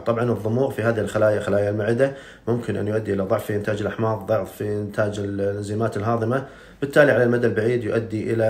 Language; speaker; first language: Arabic; native; Arabic